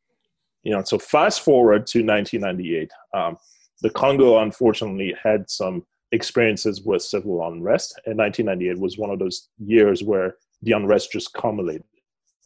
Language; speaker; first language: English; non-native, fluent; Lingala